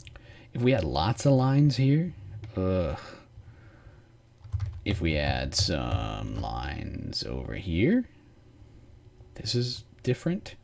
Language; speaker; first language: English; native; English